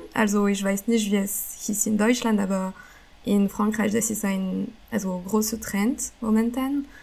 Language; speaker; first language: German; non-native, fluent; French